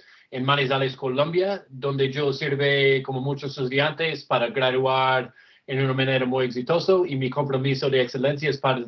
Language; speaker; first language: Spanish; non-native, fluent; English